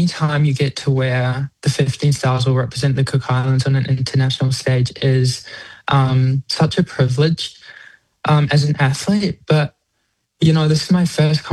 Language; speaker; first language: English; native; English